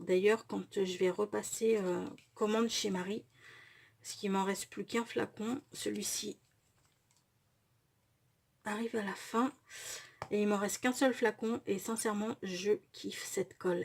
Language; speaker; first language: French; native; French